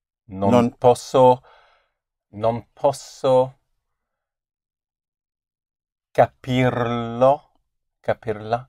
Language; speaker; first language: Italian; non-native, learner; English